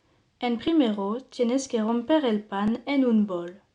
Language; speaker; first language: Spanish; non-native, learner; French